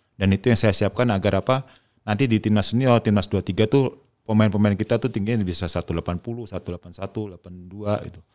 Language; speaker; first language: Indonesian; native; Indonesian